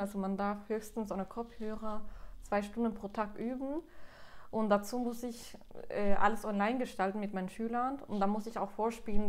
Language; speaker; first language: German; non-native, fluent; Spanish